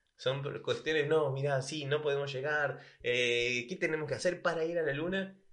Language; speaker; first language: Spanish; native; Spanish